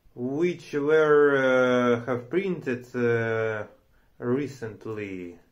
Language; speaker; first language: English; non-native, learner; Romanian